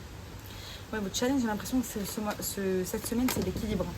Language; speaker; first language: French; native; French